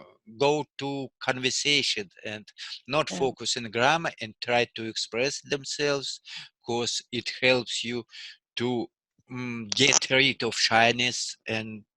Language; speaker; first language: English; non-native, learner; Russian